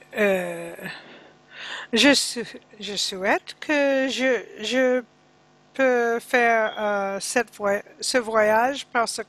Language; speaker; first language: French; non-native, learner; English